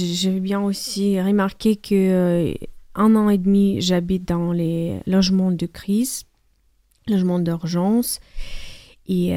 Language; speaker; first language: French; non-native, learner; Ukrainian